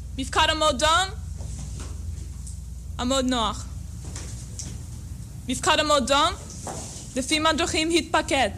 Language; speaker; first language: Hebrew; non-native, learner; English